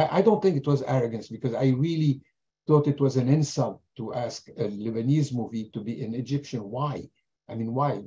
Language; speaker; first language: English; non-native, fluent; German